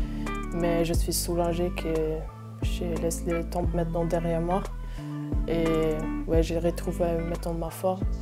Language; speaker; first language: French; non-native, learner; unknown